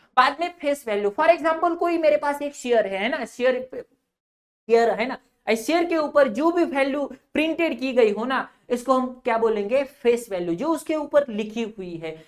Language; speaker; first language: Hindi; non-native, local second language; Marathi